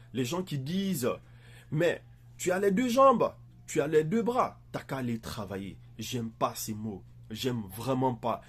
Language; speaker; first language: French; native; French